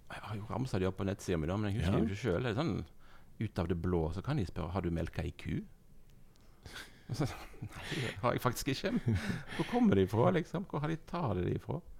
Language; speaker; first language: Norwegian; native; Norwegian